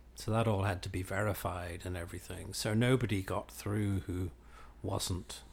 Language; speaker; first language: English; native; English